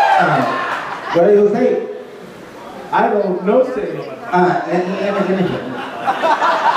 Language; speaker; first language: English; non-native, local second language; Spanish